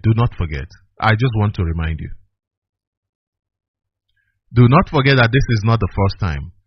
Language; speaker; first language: English; non-native, local second language; Igbo